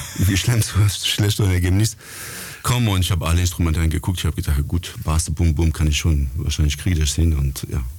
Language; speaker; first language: German; non-native, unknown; French